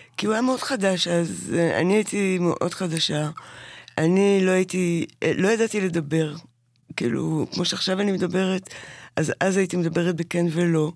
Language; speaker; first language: Hebrew; native; Hebrew